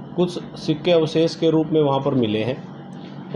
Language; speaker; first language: Hindi; native; Hindi